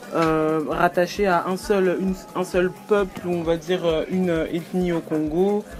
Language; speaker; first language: French; native; French